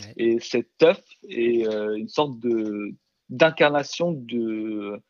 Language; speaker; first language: French; early bilingual, other home language; Korean